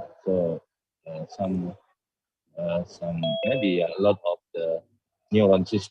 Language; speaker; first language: English; non-native, learner; Indonesian